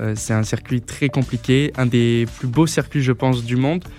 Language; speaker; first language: French; native; French